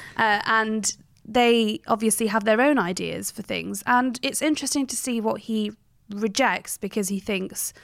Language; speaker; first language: English; native; English